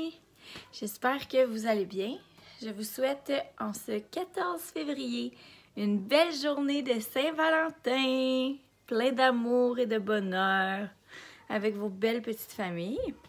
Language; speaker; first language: French; native; French